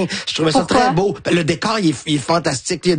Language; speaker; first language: French; native; French